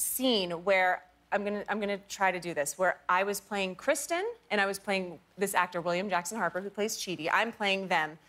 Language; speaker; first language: English; native; English